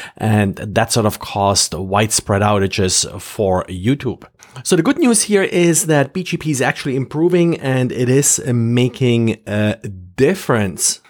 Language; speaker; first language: English; non-native, fluent; German